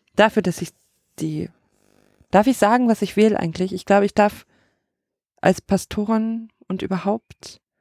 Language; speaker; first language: German; native; German